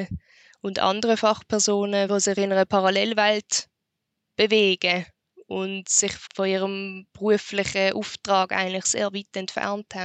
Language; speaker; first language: German; native; German